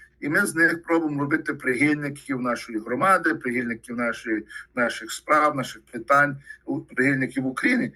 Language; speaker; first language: Ukrainian; early bilingual, heritage; Ukrainian